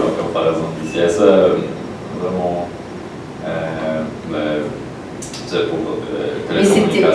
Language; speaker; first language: French; non-native, learner; Polish